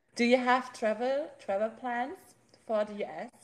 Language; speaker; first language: English; non-native, fluent; German